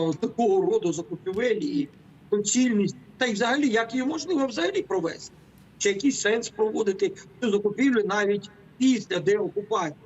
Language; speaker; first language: Ukrainian; native; Ukrainian